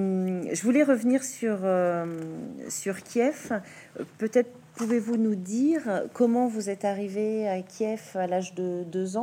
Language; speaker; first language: French; native; French